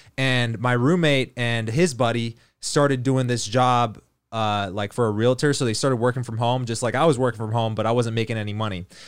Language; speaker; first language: English; native; English